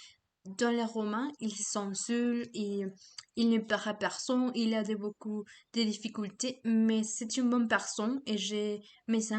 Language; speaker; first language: French; non-native, learner; Spanish